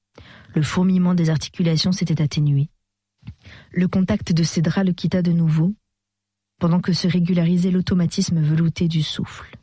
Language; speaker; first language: French; native; French